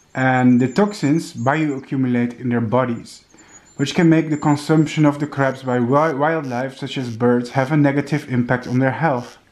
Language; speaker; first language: English; non-native, fluent; Dutch